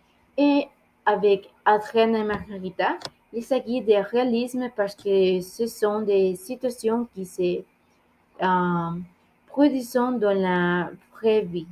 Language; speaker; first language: French; non-native, learner; Spanish